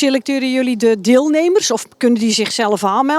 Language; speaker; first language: Dutch; native; Dutch